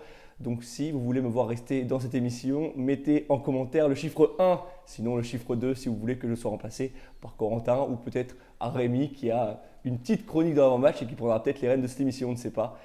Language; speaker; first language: French; native; French